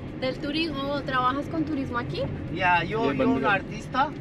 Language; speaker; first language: Spanish; native; Spanish